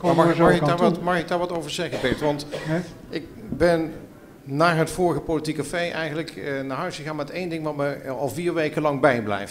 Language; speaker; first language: Dutch; native; Dutch